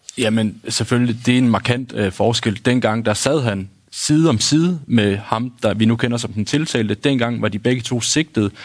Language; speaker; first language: Danish; native; Danish